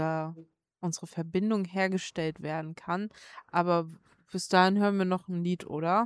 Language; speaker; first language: German; native; German